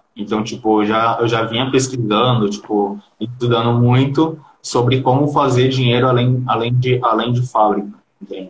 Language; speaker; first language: Portuguese; early bilingual, heritage; Portuguese